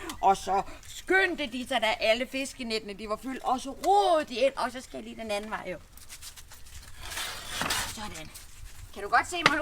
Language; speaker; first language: Danish; native; Danish